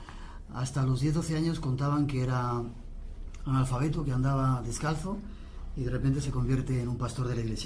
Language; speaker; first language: Spanish; native; Spanish